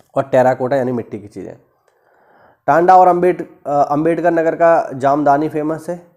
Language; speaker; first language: Hindi; native; Hindi